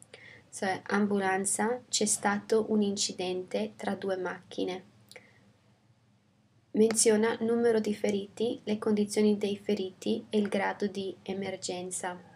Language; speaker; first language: Italian; non-native, fluent; English